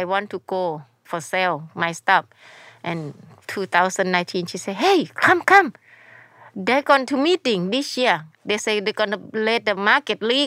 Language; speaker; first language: English; non-native, learner; Thai